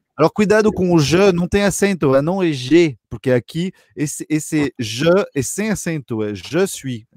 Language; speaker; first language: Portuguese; non-native, fluent; French